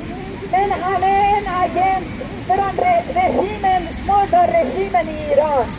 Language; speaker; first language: Swedish; non-native, fluent; Persian